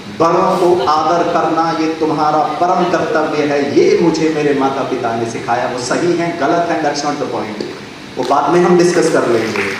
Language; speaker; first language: Hindi; non-native, local second language; Tamil